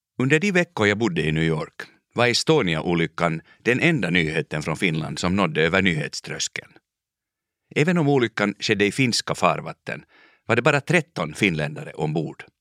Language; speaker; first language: Swedish; native; Swedish